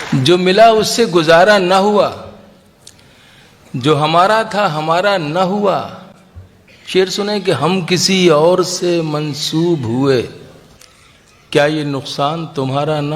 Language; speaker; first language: Urdu; native; Urdu